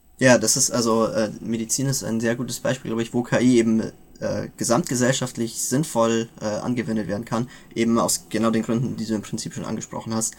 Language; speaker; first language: German; native; German